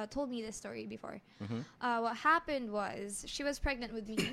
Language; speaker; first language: English; non-native, local second language; Filipino